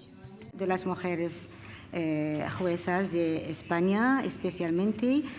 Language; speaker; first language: Spanish; non-native, learner; Arabic